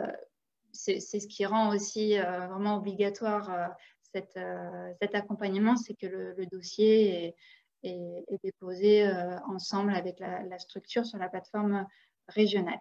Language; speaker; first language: French; native; French